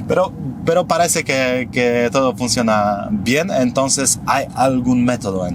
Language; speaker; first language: Spanish; non-native, fluent; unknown